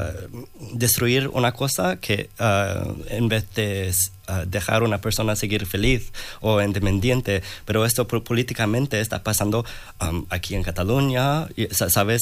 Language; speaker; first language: Spanish; non-native, learner; English